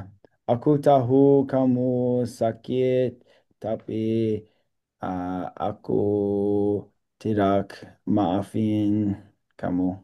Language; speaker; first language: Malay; non-native, learner; English